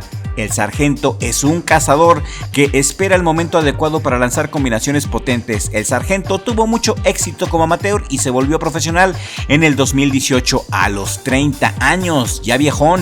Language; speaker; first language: Spanish; native; Spanish